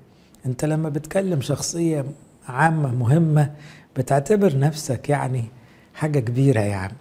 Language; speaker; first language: Arabic; native; Arabic